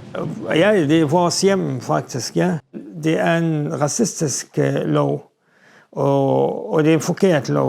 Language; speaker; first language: Danish; non-native, fluent; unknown